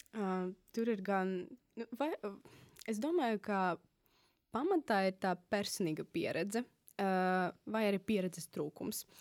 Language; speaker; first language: Latvian; non-native, local second language; Russian